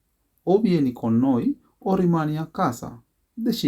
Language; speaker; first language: Italian; non-native, fluent; Sinhala